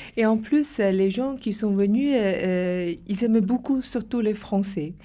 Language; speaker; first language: French; non-native, fluent; Chinese